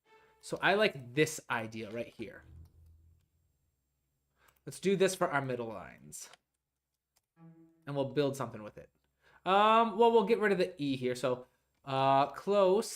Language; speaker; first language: English; native; English